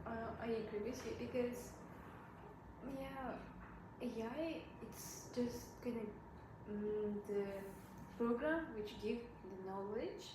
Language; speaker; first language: English; non-native, learner; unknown